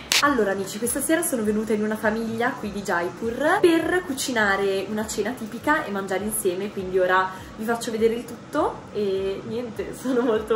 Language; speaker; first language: Italian; native; Italian